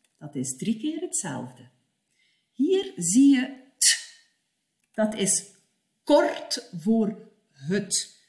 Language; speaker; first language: Dutch; native; Dutch